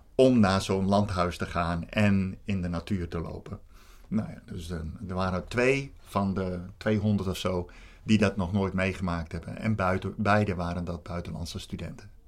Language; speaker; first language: Dutch; native; Dutch